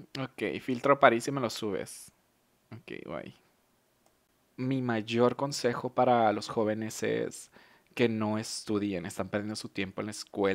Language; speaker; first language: Spanish; native; Spanish